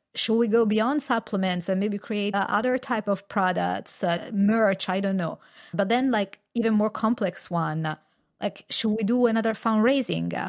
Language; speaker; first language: English; non-native, fluent; Italian